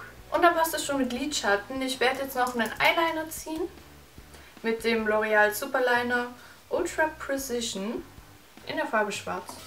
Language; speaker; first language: German; native; German